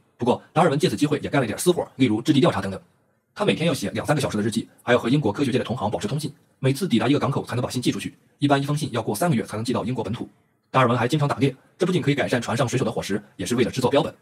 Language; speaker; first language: Chinese; native; Chinese